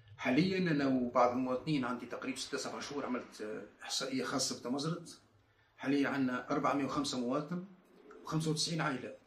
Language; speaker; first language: Arabic; non-native, local second language; Berber languages